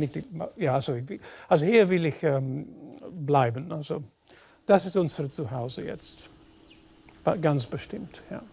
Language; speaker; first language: German; non-native, fluent; English